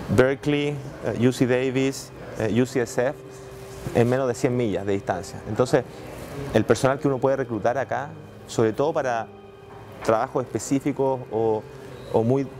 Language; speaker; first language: Spanish; native; Spanish